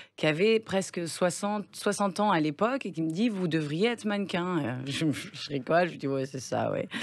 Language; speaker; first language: French; native; French